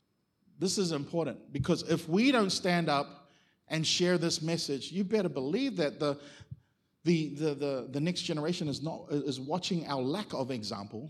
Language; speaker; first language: English; native; English